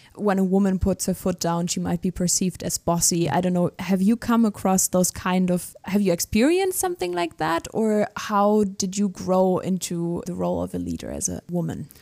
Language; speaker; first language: English; non-native, fluent; German